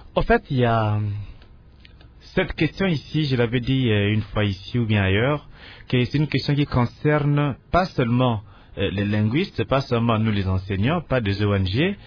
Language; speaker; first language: French; non-native, local second language; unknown